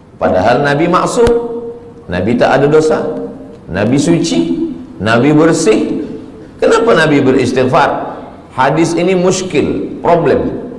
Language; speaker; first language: Malay; native; Malay